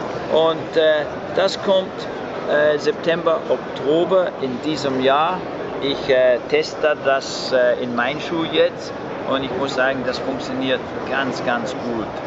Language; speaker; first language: German; non-native, fluent; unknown